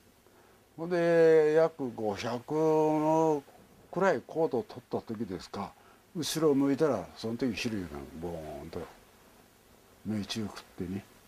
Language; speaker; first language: Japanese; native; Japanese